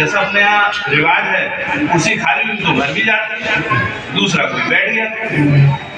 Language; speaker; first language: Hindi; native; Hindi